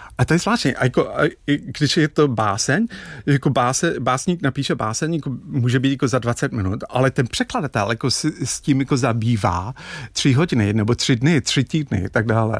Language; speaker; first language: Czech; non-native, fluent; English